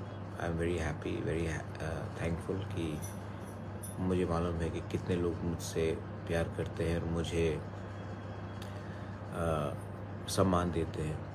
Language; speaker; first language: Hindi; non-native, local second language; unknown